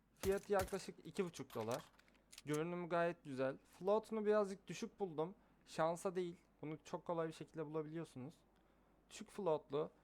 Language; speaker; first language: Turkish; native; Turkish